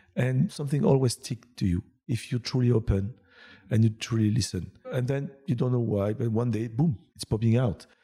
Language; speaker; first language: English; non-native, fluent; French